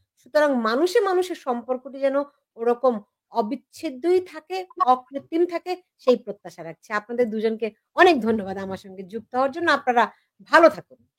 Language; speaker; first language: Bangla; native; Bangla